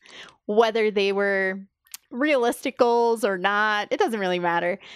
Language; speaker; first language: English; native; English